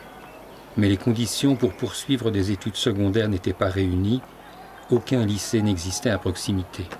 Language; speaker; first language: French; native; French